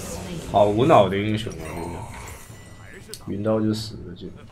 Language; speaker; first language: Chinese; native; Chinese